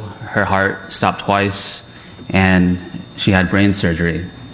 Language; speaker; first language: English; early bilingual, other home language; Chinese